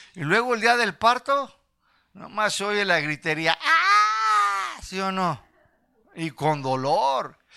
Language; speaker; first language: Spanish; early bilingual, heritage; Spanish